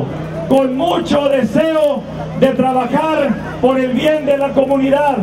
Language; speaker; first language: Spanish; native; Spanish